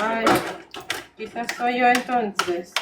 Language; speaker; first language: Spanish; non-native, fluent; English